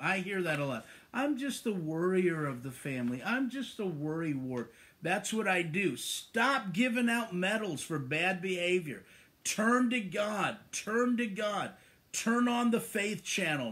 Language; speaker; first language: English; native; English